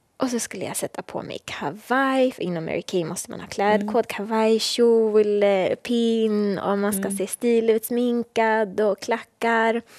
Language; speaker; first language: Swedish; early bilingual, other home language; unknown